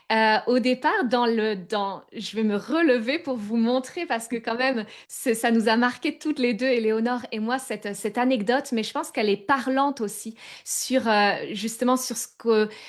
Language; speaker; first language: French; native; French